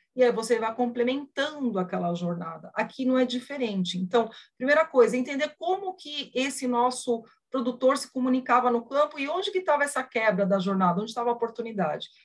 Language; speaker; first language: Portuguese; early bilingual, other home language; Spanish